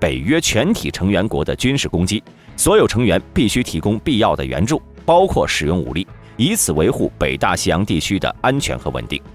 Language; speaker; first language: Chinese; native; Chinese